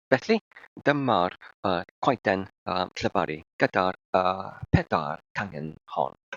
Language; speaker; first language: Welsh; non-native, learner; English